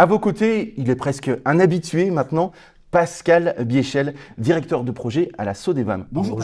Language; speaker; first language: French; native; French